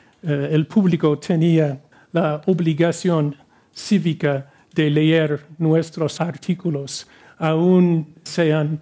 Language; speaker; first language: Spanish; non-native, fluent; English